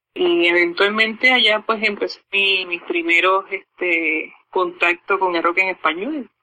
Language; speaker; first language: Spanish; native; Spanish